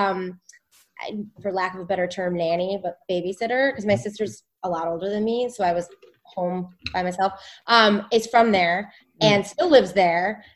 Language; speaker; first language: English; native; English